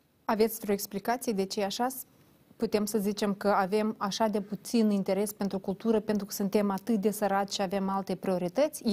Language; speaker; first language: Romanian; native; Romanian